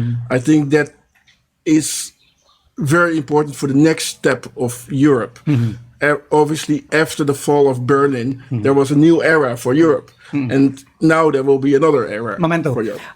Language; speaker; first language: English; non-native, fluent; Dutch